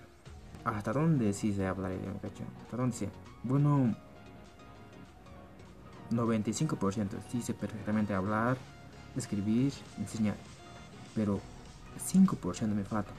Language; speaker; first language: Spanish; non-native, local second language; Quechua